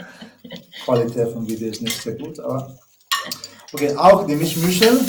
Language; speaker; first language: German; non-native, learner; Spanish